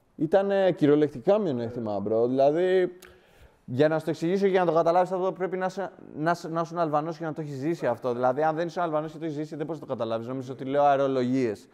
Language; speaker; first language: Greek; early bilingual, other home language; Albanian